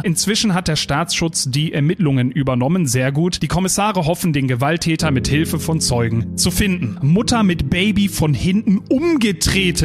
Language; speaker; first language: German; native; German